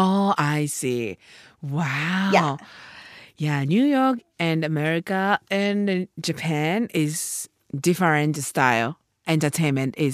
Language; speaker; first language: English; non-native, learner; Japanese